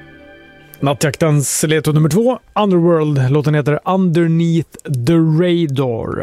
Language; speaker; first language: Swedish; native; Swedish